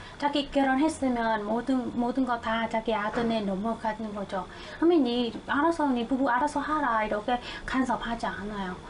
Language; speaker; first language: Korean; non-native, fluent; Vietnamese